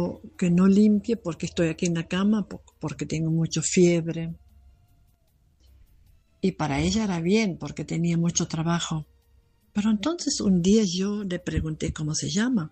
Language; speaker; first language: Spanish; non-native, fluent; German